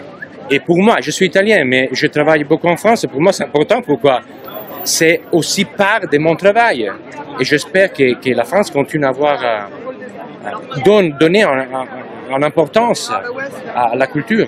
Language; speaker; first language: French; non-native, fluent; Italian